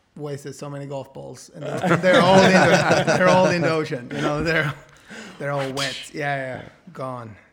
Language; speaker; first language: English; non-native, fluent; Swedish